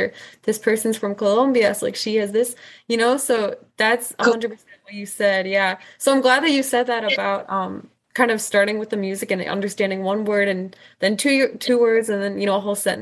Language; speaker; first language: English; native; English